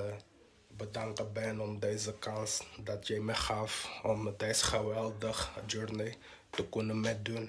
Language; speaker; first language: Dutch; non-native, local second language; Portuguese